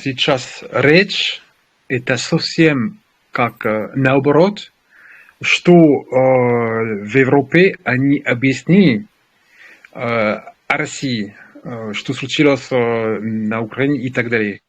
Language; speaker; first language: Russian; non-native, learner; French